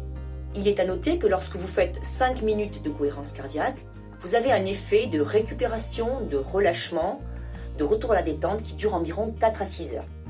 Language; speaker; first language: French; native; French